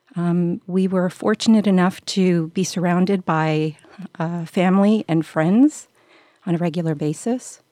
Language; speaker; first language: English; native; English